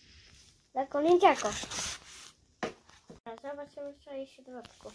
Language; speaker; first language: Polish; early bilingual, heritage; Polish